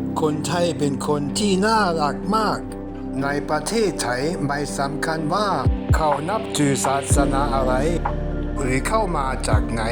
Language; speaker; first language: Thai; non-native, fluent; German